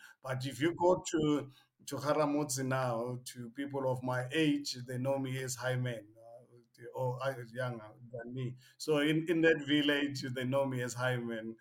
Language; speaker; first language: English; non-native, local second language; Northern Sotho